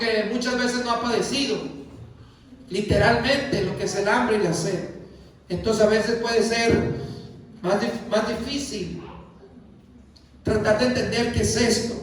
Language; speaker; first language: Spanish; native; Spanish